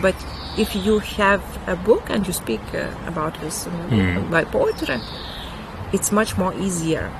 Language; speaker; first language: English; non-native, fluent; Lithuanian